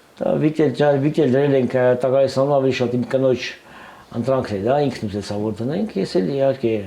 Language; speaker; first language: Armenian; native; Armenian